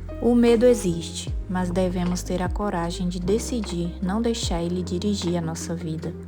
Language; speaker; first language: Portuguese; native; Portuguese